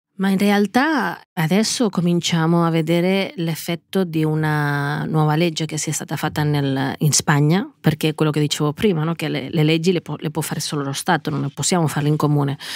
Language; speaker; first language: Italian; non-native, fluent; Catalan